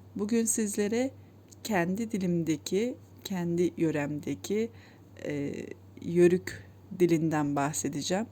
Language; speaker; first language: Turkish; native; Turkish